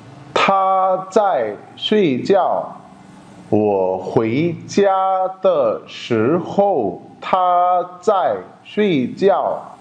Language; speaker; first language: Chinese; non-native, fluent; Urdu